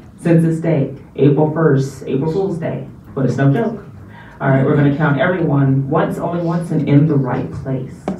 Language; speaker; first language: English; native; English